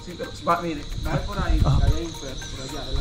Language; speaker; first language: Spanish; native; Spanish